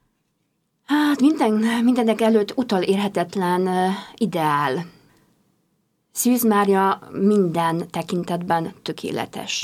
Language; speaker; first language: Hungarian; non-native, fluent; Polish